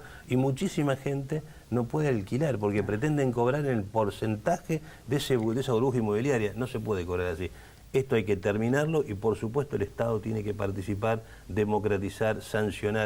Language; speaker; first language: Spanish; native; Spanish